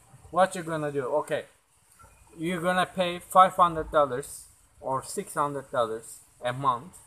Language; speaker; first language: English; non-native, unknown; Turkish